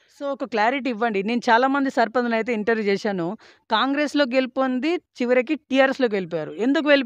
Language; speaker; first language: Telugu; native; Telugu